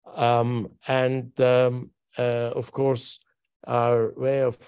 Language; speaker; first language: English; non-native, fluent; Turkish